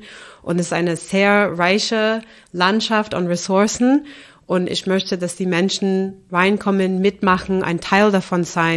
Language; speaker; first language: German; non-native, fluent; English